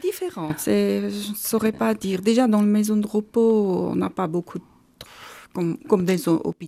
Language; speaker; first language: French; non-native, learner; Armenian